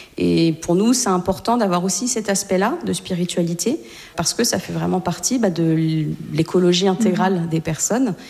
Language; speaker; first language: French; native; French